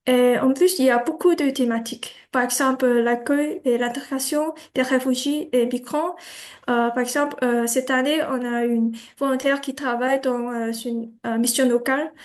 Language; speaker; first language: French; non-native, learner; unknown